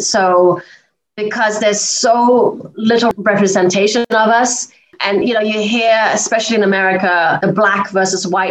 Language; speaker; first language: English; native; English